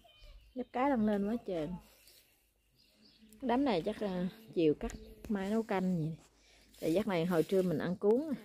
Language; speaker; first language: Vietnamese; native; Vietnamese